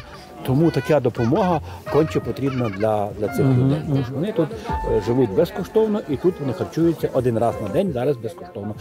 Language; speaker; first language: Ukrainian; native; Ukrainian